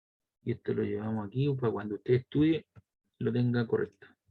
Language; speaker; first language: Spanish; native; Spanish